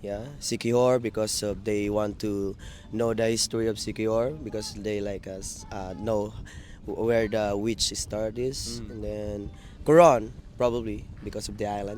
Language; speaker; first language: English; non-native, local second language; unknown